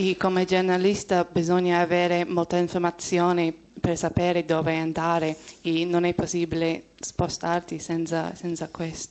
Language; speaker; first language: Italian; non-native, learner; Arabic